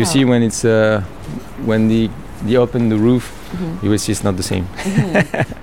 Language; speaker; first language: English; non-native, learner; French